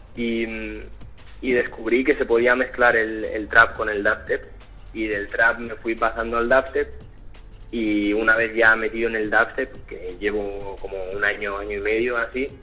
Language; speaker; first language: Spanish; early bilingual, other home language; French